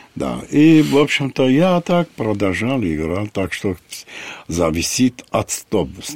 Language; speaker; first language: Russian; non-native, fluent; Armenian